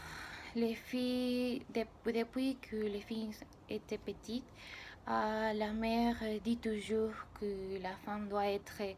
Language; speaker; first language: French; non-native, learner; Spanish